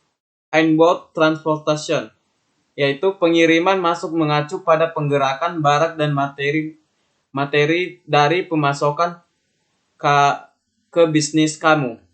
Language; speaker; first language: Indonesian; native; Indonesian